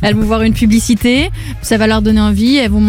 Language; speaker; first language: French; native; French